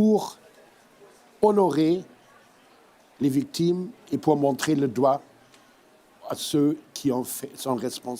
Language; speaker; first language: French; non-native, fluent; German